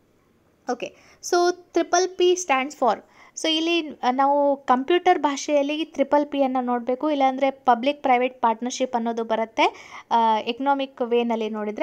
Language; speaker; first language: Kannada; native; Kannada